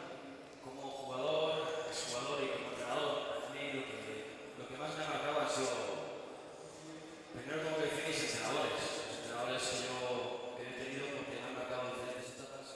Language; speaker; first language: Spanish; native; Spanish